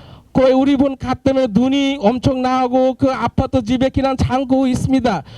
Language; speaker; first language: Korean; non-native, learner; Bangla